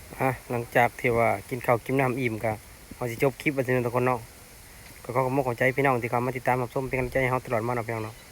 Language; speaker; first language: Thai; non-native, local second language; Lao